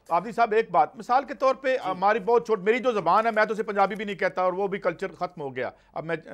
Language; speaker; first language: Urdu; non-native, local second language; Punjabi